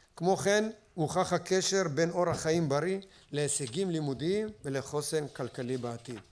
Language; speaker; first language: Hebrew; native; Hebrew